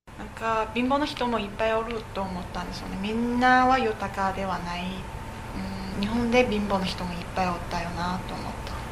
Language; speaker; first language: Japanese; non-native, fluent; Chinese